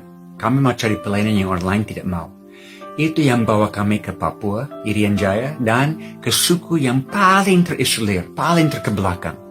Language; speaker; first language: Indonesian; non-native, fluent; English